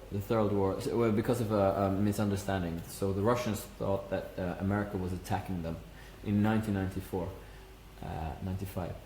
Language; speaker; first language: English; non-native, fluent; Norwegian